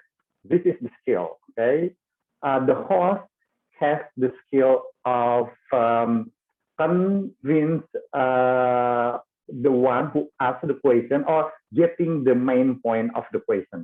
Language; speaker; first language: English; non-native, fluent; Indonesian